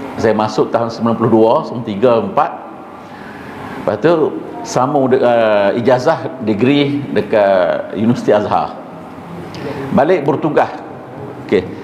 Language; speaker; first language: Malay; early bilingual, heritage; Malay